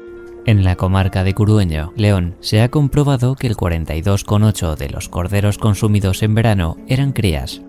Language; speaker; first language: Spanish; native; Spanish